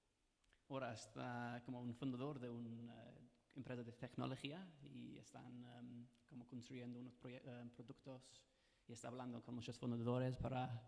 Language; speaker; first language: Spanish; non-native, fluent; English